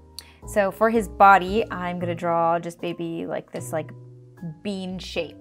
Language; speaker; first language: English; native; English